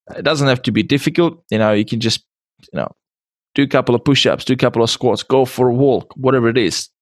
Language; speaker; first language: English; non-native, fluent; Czech